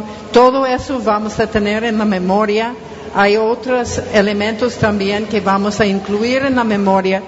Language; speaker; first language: Spanish; non-native, fluent; English